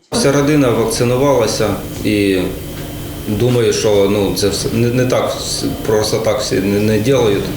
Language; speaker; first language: Ukrainian; native; Ukrainian